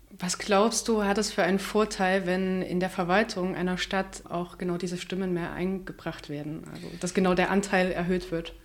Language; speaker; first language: German; native; German